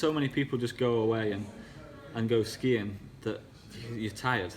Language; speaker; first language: English; native; English